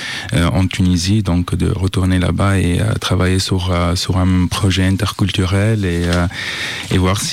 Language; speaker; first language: French; non-native, fluent; Italian